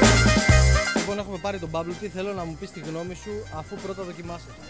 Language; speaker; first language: Greek; native; Greek